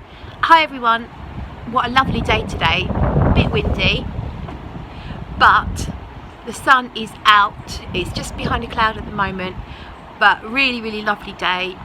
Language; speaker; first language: English; native; English